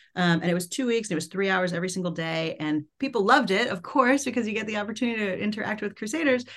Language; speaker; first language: English; native; English